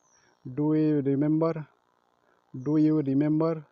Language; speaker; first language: English; non-native, learner; Odia